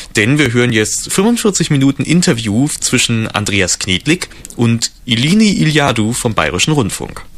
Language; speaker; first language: German; native; German